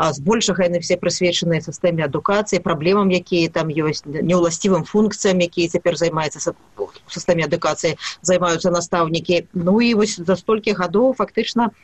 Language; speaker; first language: Belarusian; native; Belarusian